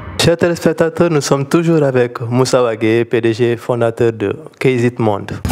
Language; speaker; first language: French; non-native, local second language; Bambara